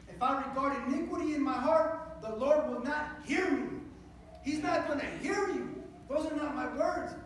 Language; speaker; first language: English; early bilingual, other home language; Spanish